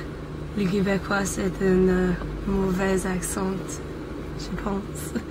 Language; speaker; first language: French; non-native, learner; English